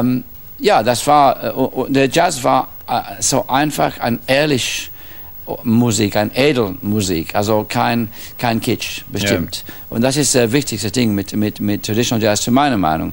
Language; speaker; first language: German; non-native, fluent; English